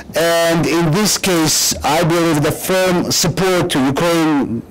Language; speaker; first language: English; non-native, fluent; Georgian